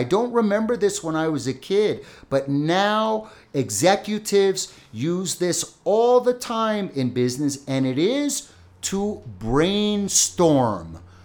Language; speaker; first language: English; native; English